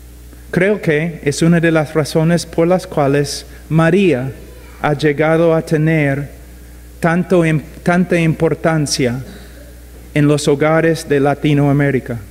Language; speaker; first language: Spanish; non-native, fluent; English